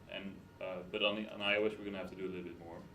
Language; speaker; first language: English; non-native, fluent; Dutch